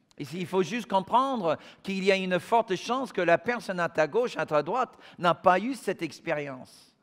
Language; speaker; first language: French; non-native, fluent; English